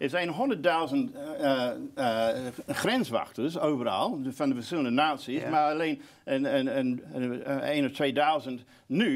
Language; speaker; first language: Dutch; non-native, fluent; English